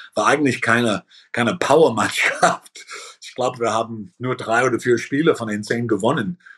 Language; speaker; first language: German; early bilingual, heritage; German